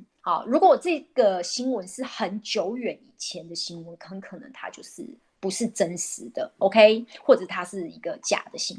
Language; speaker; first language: Chinese; native; Chinese